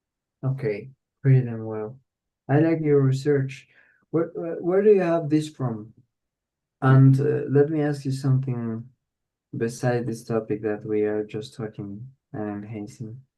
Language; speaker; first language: English; non-native, fluent; Spanish